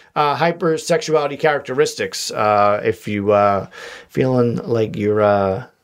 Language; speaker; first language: English; native; English